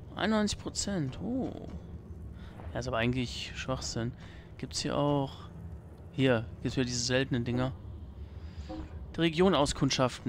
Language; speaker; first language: German; native; German